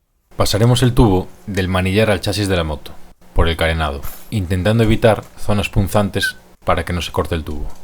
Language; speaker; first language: Spanish; native; Spanish